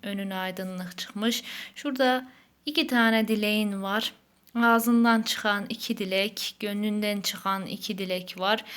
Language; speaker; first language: Turkish; native; Turkish